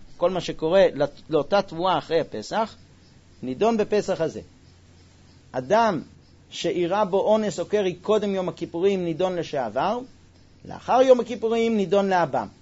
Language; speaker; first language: Hebrew; non-native, fluent; English